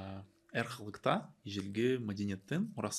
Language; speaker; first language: Kazakh; non-native, learner; Russian